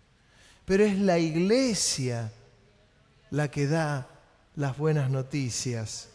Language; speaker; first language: Spanish; native; Spanish